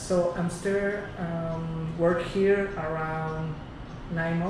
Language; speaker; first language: English; non-native, learner; Spanish